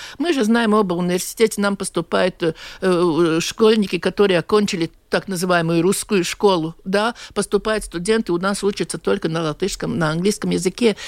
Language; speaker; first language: Russian; non-native, local second language; Latvian